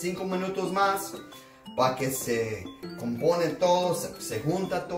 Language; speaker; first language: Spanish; early bilingual, heritage; Spanish